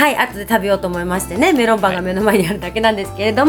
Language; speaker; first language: Japanese; native; Japanese